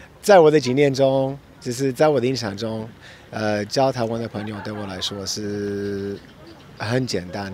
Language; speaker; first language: Chinese; non-native, fluent; English